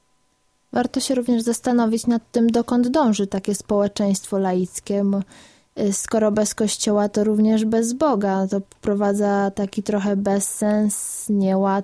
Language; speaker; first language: Polish; native; Polish